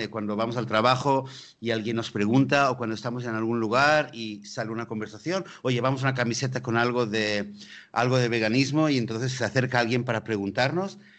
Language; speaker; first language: Spanish; native; Spanish